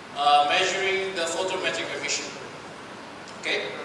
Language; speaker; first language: English; non-native, local second language; Chinese